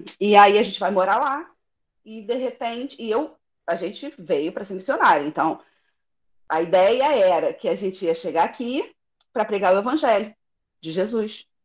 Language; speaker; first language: Portuguese; native; Portuguese